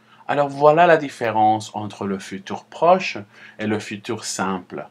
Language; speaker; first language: French; non-native, fluent; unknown